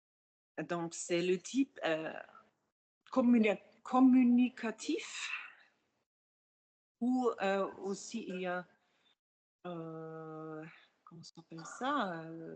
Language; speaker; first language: French; non-native, fluent; German